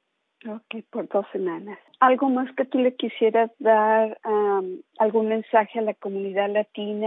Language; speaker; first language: Spanish; native; Spanish